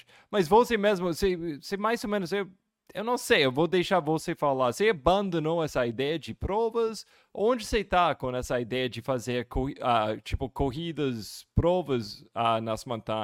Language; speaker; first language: Portuguese; non-native, fluent; English